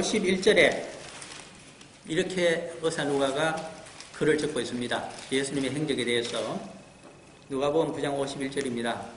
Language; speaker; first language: Korean; native; Korean